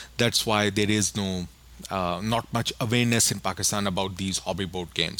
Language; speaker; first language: English; non-native, local second language; Urdu